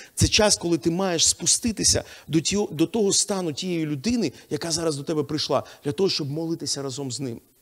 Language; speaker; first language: Ukrainian; non-native, local second language; Russian